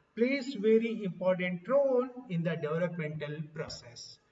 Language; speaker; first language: English; non-native, local second language; Kannada